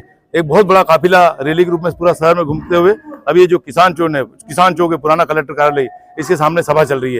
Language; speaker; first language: Hindi; native; Hindi